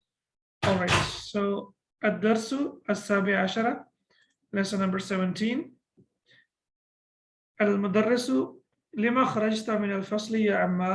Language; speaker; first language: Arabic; non-native, fluent; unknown